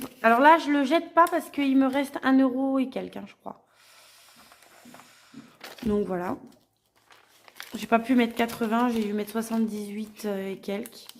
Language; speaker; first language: French; native; French